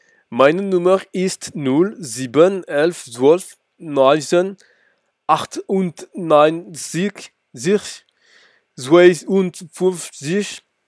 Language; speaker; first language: German; non-native, learner; French